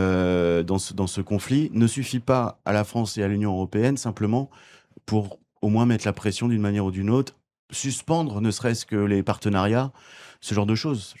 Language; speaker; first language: French; native; French